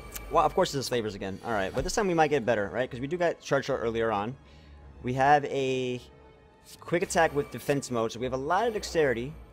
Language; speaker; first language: English; native; English